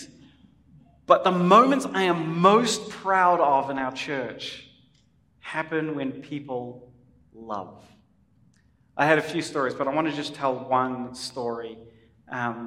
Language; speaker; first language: English; native; English